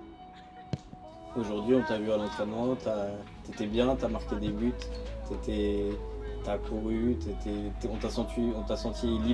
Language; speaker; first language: French; native; French